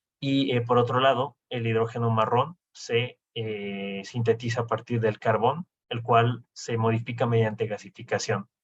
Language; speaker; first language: Spanish; native; Spanish